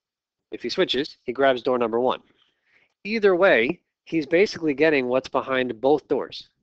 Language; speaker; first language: English; native; English